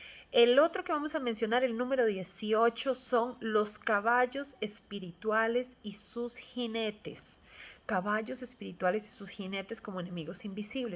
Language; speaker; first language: Spanish; native; Spanish